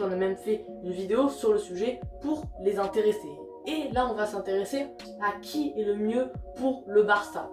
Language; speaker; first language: French; native; French